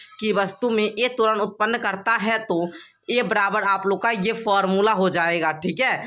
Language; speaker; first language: Hindi; native; Hindi